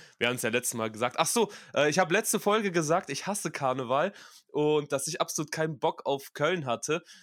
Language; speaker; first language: German; early bilingual, other home language; Russian